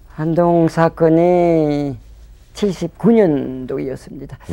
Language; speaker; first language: Korean; non-native, fluent; French